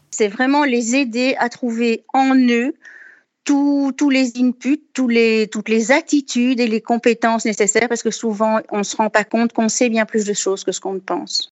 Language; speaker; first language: French; native; French